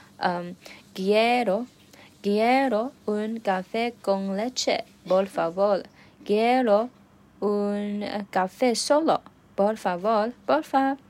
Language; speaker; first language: Spanish; non-native, learner; Chinese